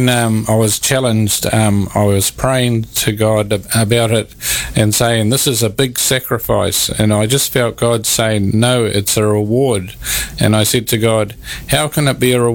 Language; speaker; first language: English; native; English